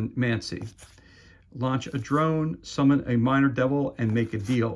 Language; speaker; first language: English; native; English